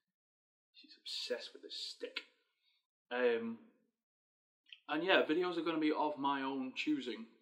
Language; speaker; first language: English; native; English